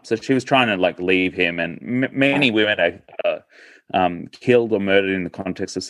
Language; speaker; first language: English; native; English